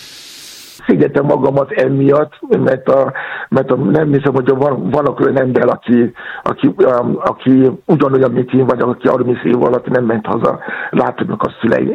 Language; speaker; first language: Hungarian; non-native, fluent; Yoruba